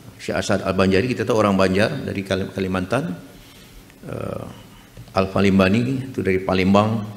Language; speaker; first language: Malay; native; Malay